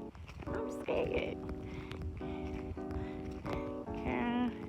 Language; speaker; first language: English; native; English